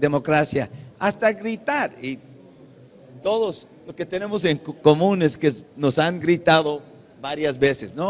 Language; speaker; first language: Spanish; early bilingual, heritage; English